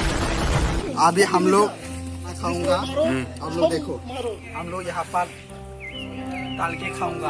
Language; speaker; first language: Hindi; non-native, local second language; Kok Borok